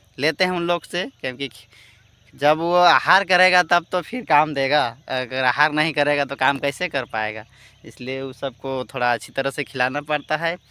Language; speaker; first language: Hindi; native; Hindi